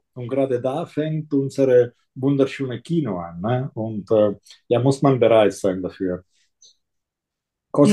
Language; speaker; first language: German; non-native, fluent; Italian